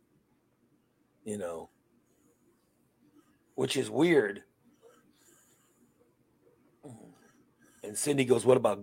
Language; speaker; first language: English; early bilingual, other home language; Spanish